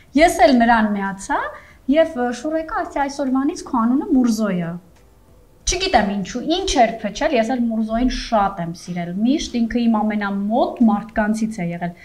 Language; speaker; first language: Armenian; native; Armenian